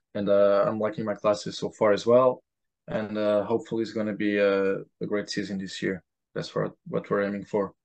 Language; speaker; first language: English; non-native, fluent; Portuguese